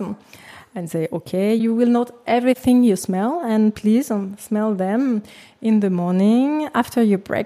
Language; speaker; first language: English; non-native, fluent; French